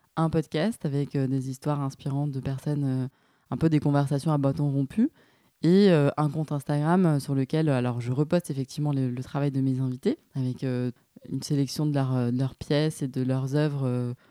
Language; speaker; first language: French; native; French